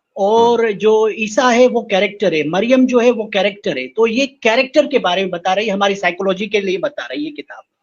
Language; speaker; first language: Urdu; non-native, local second language; Sindhi